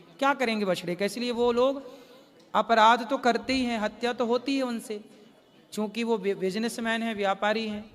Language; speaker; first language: Hindi; native; Hindi